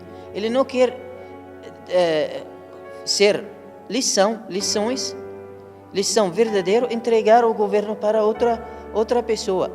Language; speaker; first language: Portuguese; non-native, learner; Arabic